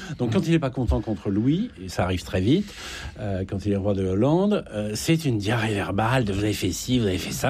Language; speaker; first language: French; native; French